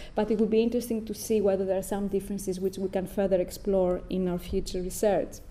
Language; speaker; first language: English; non-native, fluent; Greek